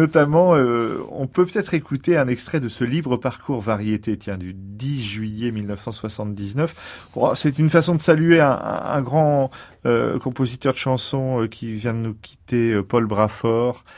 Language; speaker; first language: French; native; French